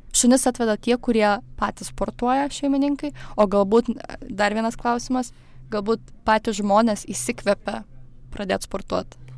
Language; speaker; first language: Lithuanian; native; Lithuanian